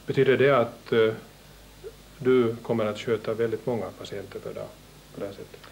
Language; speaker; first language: Swedish; native; Swedish